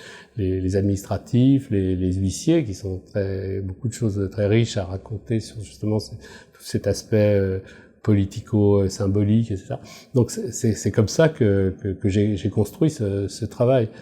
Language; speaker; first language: French; native; French